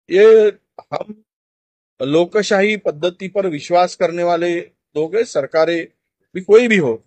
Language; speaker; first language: Hindi; non-native, local second language; Marathi